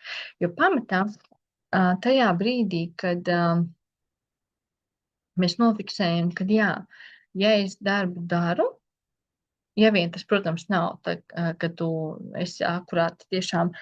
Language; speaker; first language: Latvian; native; Latvian